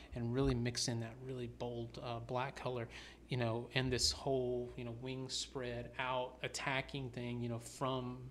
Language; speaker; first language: English; native; English